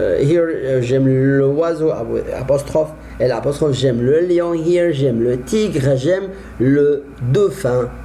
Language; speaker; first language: French; non-native, fluent; Arabic